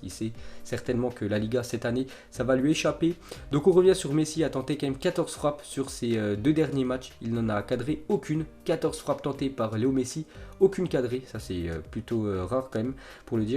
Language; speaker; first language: French; native; French